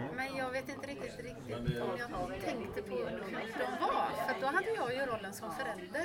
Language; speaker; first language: Swedish; native; Swedish